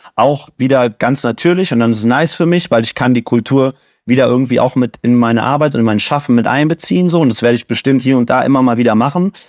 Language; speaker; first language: German; native; German